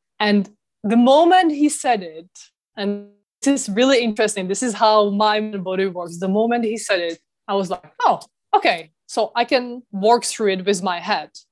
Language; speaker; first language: English; non-native, fluent; Czech